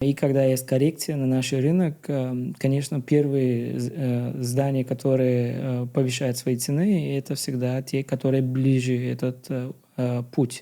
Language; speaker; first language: Russian; non-native, learner; Bulgarian